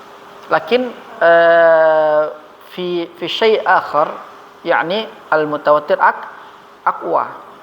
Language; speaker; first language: Arabic; non-native, learner; Indonesian